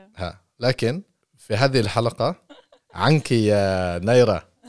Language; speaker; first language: Arabic; non-native, learner; English